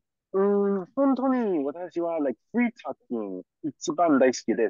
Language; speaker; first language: Japanese; non-native, learner; English